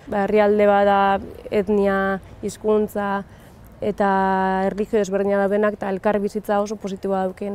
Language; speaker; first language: Basque; native; Basque